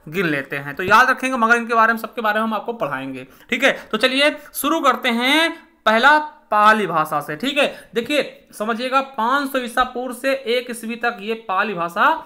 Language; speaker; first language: Hindi; native; Hindi